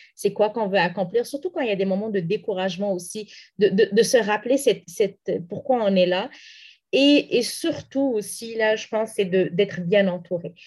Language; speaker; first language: French; non-native, local second language; Arabic